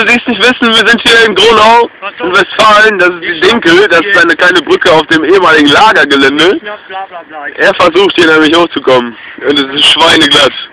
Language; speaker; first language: German; native; German